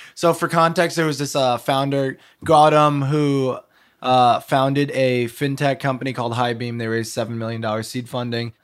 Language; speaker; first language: English; native; English